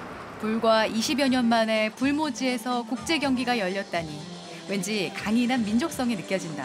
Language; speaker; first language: Korean; native; Korean